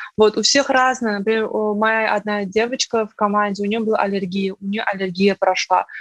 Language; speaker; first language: Russian; non-native, local second language; Uzbek